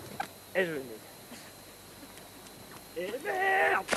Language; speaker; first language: French; native; French